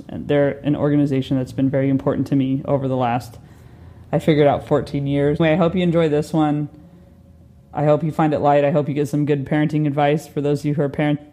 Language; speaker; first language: English; native; English